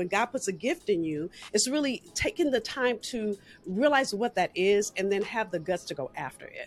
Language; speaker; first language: English; native; English